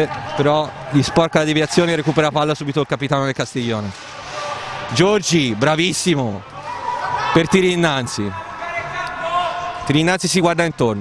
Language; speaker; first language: Italian; native; Italian